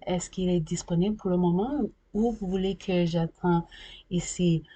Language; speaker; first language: French; non-native, learner; English